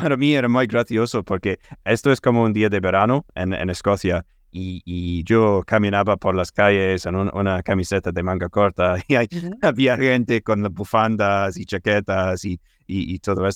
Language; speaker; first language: Spanish; non-native, fluent; English